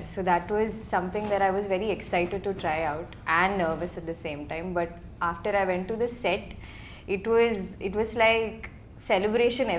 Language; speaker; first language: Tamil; non-native, learner; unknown